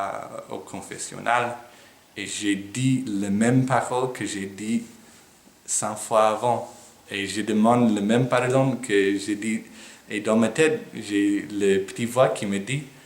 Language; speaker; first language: French; non-native, fluent; English